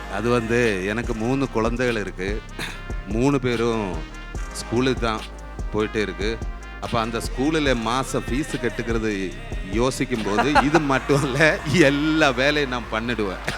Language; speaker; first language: Tamil; non-native, learner; Malayalam